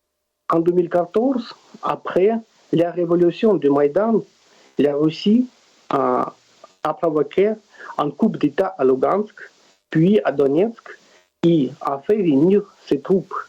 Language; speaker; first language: French; non-native, fluent; Russian